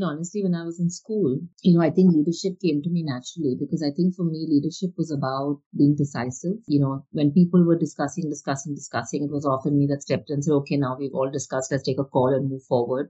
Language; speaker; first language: English; non-native, local second language; Hindi